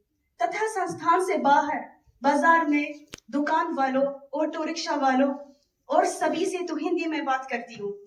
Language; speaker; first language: Hindi; non-native, fluent; Arabic